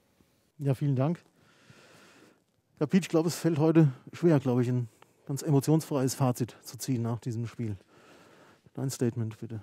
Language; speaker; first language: German; native; German